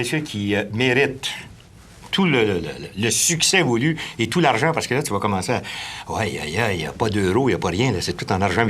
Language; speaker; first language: French; native; French